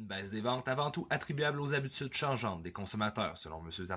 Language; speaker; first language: French; native; French